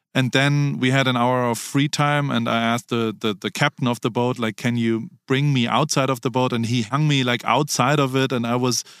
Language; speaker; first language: English; non-native, fluent; German